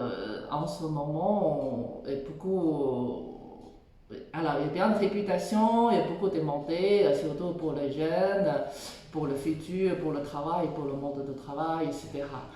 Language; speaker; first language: French; non-native, fluent; Chinese